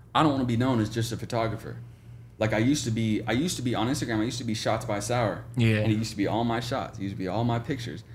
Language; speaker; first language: English; native; English